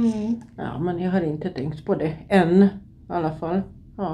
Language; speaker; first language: Swedish; non-native, fluent; Polish